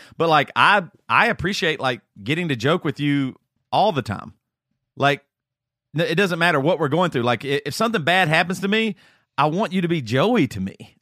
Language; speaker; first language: English; native; English